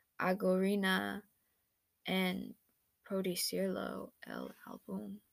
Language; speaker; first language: Spanish; non-native, learner; English